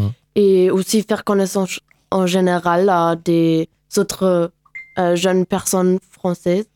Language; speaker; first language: French; non-native, learner; German